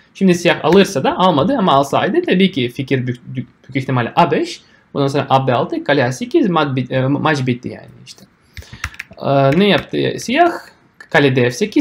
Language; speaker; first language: Turkish; non-native, fluent; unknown